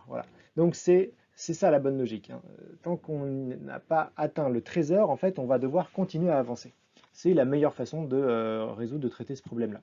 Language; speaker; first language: French; native; French